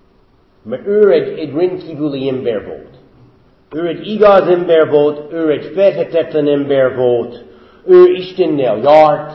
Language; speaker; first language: Hungarian; non-native, fluent; English